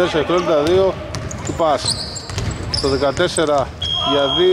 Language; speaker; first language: Greek; native; Greek